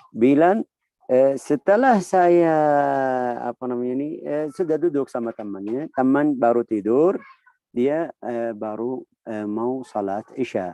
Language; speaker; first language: Indonesian; non-native, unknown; Arabic